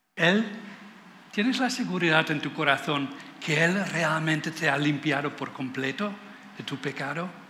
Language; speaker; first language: Spanish; non-native, fluent; Dutch